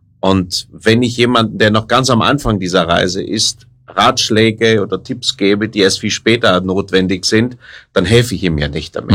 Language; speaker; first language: German; native; German